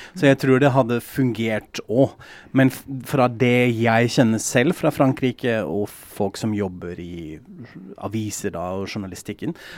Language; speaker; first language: Norwegian; non-native, fluent; German